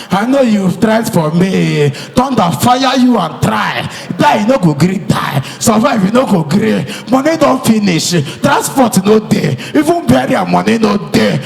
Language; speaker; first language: Nigerian Pidgin; native; Nigerian Pidgin